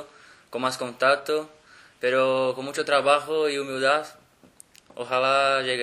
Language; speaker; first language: Spanish; non-native, fluent; Portuguese